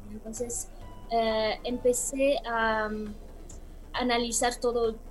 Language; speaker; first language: Spanish; non-native, fluent; Romanian